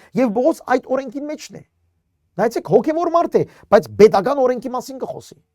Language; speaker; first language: Armenian; native; Armenian